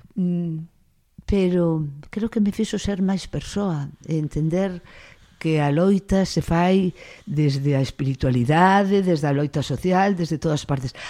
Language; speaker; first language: Galician; non-native, local second language; Spanish